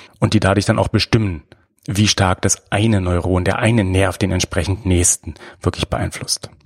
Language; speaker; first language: German; native; German